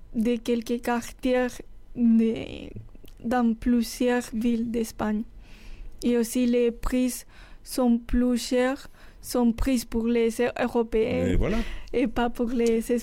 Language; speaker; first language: French; non-native, learner; Spanish